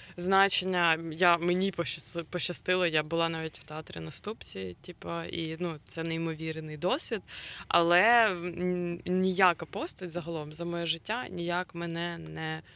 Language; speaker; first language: Ukrainian; non-native, local second language; Russian